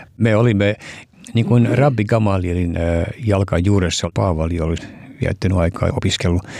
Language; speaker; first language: Finnish; early bilingual, heritage; Finnish